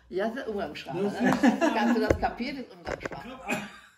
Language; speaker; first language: German; non-native, learner; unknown